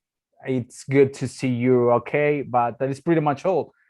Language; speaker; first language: English; non-native, learner; Spanish